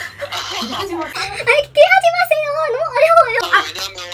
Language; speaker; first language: Korean; non-native, learner; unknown